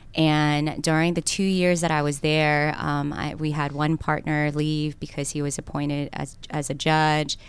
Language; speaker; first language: English; early bilingual, other home language; Korean